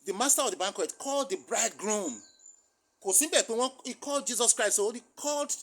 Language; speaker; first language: English; non-native, local second language; Yoruba